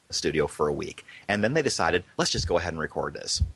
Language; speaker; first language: English; native; English